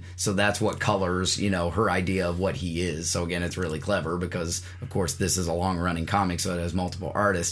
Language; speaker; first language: English; native; English